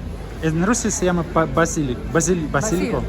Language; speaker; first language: Russian; native; Russian